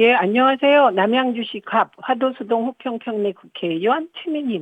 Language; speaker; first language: Korean; native; Korean